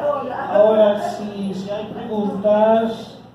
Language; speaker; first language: Spanish; non-native, fluent; Italian